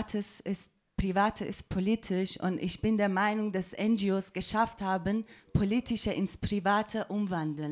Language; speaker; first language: German; non-native, fluent; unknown